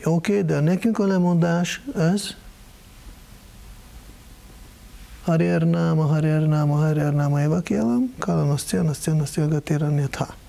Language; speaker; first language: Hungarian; non-native, fluent; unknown